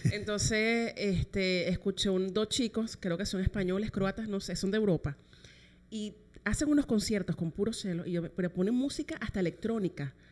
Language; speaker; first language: Spanish; native; Spanish